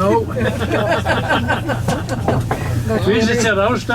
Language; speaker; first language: German; non-native, learner; Norwegian